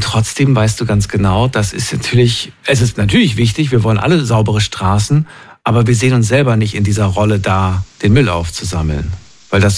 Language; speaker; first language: German; native; German